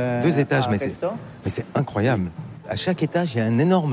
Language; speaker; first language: French; native; French